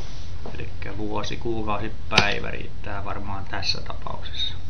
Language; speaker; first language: Finnish; native; Finnish